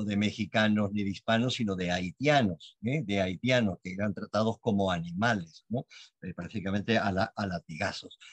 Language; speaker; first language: Spanish; native; Spanish